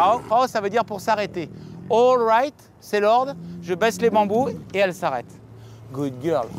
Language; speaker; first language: French; native; French